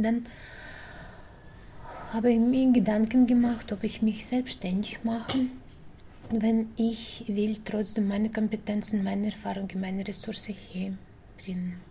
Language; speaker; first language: German; non-native, learner; Russian